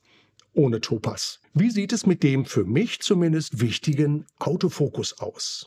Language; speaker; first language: German; native; German